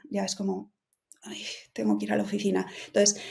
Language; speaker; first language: Spanish; native; Spanish